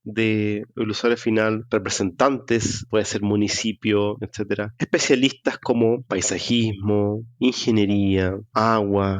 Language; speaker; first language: Spanish; native; Spanish